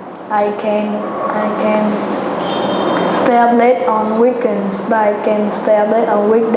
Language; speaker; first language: English; non-native, learner; Vietnamese